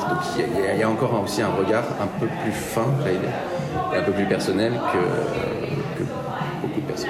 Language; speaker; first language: French; native; French